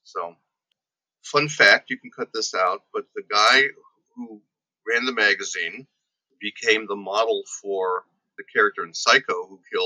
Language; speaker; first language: English; native; English